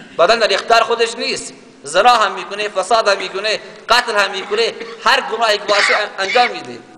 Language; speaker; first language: Persian; non-native, local second language; Baluchi